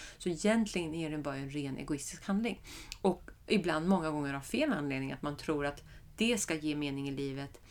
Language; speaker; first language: Swedish; early bilingual, other home language; Persian